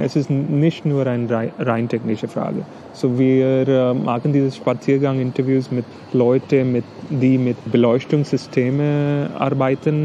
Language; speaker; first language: German; non-native, learner; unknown